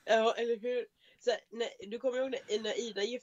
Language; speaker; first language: Swedish; native; Swedish